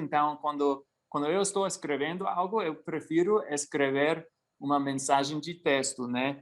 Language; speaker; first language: Portuguese; non-native, fluent; English